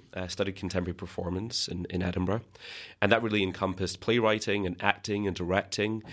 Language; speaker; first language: English; native; English